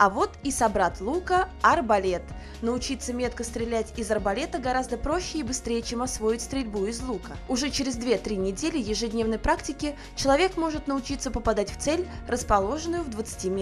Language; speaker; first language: Russian; native; Russian